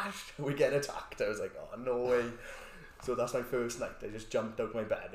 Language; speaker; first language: English; native; English